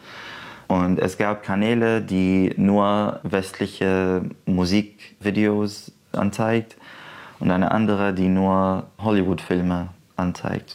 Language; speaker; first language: German; non-native, fluent; Arabic